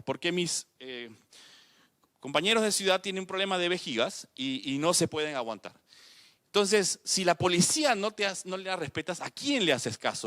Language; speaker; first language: Spanish; native; Spanish